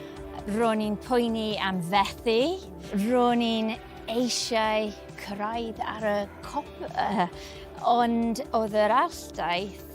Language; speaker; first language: Welsh; non-native, local second language; English